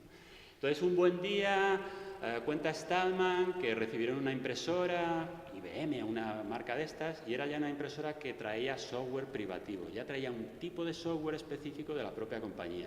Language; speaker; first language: Spanish; native; Spanish